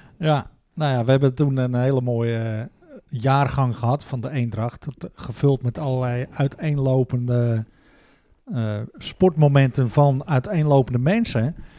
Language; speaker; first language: Dutch; native; Dutch